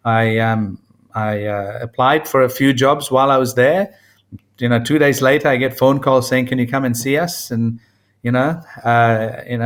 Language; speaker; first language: English; non-native, local second language; Tamil